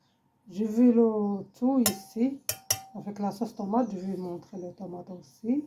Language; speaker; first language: French; non-native, learner; Arabic